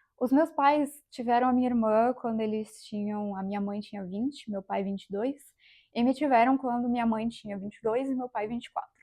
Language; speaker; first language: Portuguese; native; Portuguese